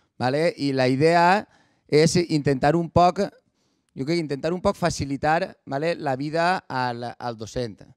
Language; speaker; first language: Catalan; native; Catalan